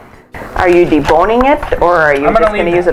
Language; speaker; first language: English; native; English